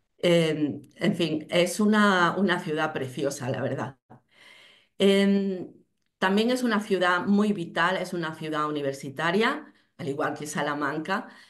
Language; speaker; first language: Spanish; native; Spanish